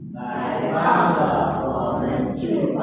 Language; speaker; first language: Chinese; non-native, learner; Indonesian